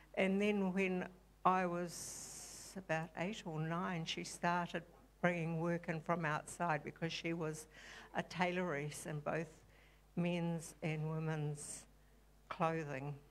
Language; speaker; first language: English; native; English